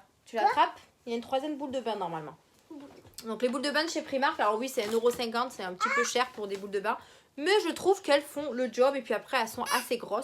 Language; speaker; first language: French; native; French